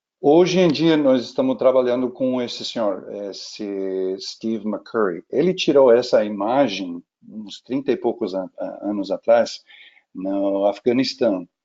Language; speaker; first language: Portuguese; non-native, fluent; English